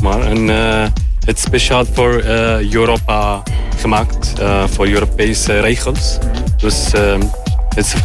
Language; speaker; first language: Dutch; non-native, learner; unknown